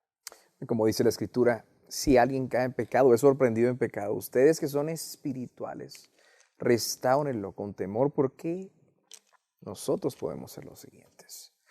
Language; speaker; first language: Spanish; native; Spanish